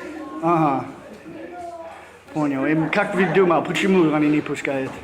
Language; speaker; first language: Russian; non-native, learner; English